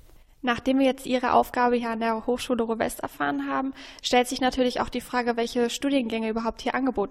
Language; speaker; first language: German; native; German